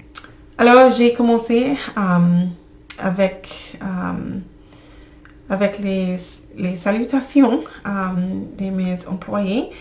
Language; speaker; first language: French; non-native, learner; English